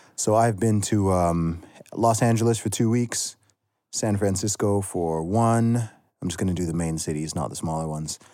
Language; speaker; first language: English; native; English